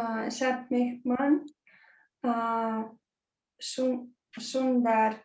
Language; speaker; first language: Hindi; non-native, learner; Russian